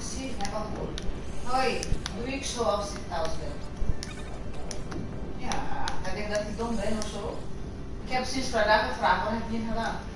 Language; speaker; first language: Dutch; non-native, learner; Portuguese